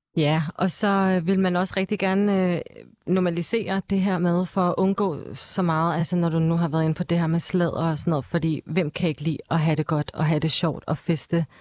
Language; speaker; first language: Danish; early bilingual, other home language; Turkish